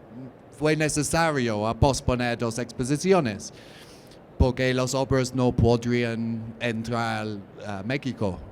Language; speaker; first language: Spanish; non-native, learner; English